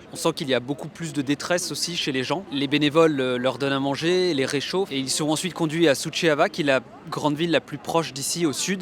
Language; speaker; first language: French; native; French